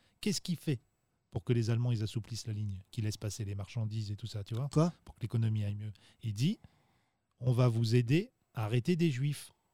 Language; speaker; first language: French; native; French